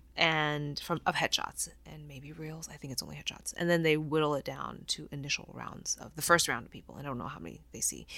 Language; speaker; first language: English; non-native, fluent; Chinese